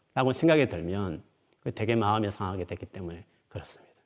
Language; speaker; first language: Korean; native; Korean